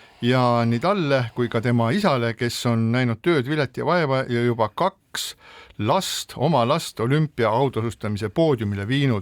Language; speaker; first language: Estonian; native; Estonian